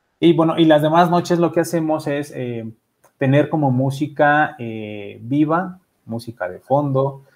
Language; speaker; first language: Spanish; native; Spanish